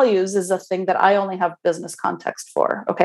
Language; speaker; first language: English; non-native, fluent; Romanian